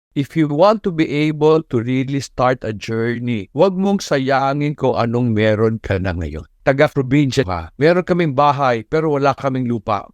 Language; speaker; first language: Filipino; non-native, local second language; Cebuano